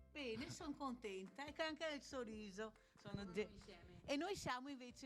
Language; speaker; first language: Italian; native; Italian